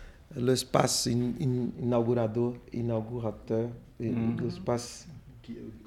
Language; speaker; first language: French; non-native, fluent; Portuguese